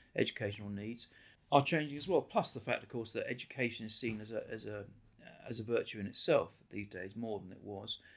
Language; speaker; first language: English; native; English